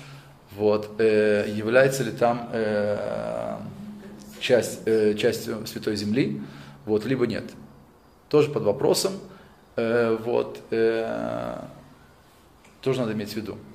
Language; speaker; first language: Russian; native; Russian